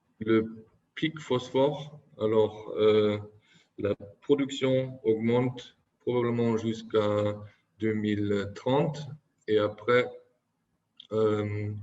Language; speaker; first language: French; non-native, fluent; German